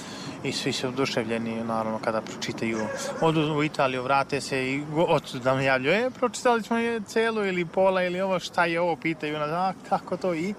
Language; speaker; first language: Serbian; native; Serbian